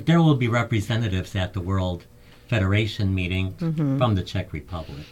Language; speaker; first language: English; early bilingual, other home language; Czech